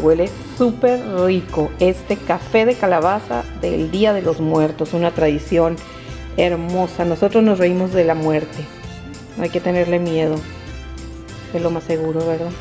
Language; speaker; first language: Spanish; native; Spanish